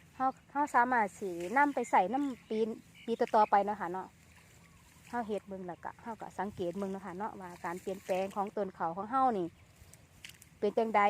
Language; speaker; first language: Thai; native; Thai